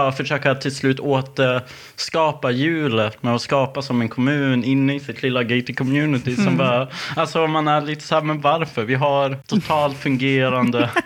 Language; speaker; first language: Swedish; native; Swedish